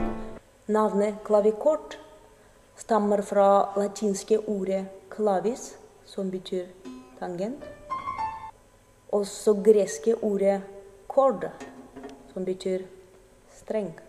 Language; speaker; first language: Norwegian; non-native, fluent; Russian